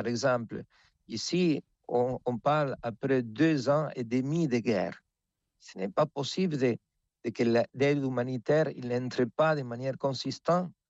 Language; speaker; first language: French; non-native, fluent; Spanish